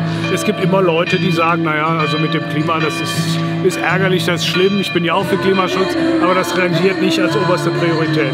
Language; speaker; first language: German; native; German